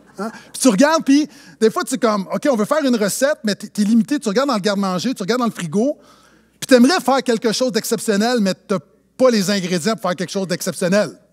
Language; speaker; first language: French; native; French